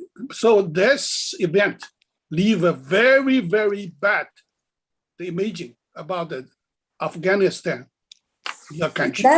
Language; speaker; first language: English; non-native, learner; Chinese